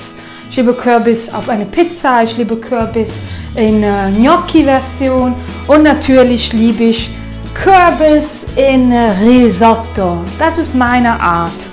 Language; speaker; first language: German; non-native, fluent; Italian